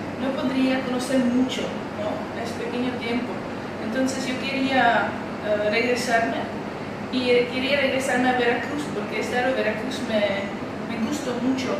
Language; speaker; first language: Spanish; non-native, learner; Czech